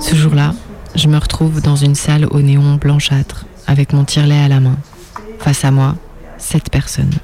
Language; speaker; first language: French; native; French